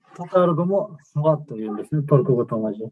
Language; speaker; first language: Japanese; non-native, fluent; Kyrgyz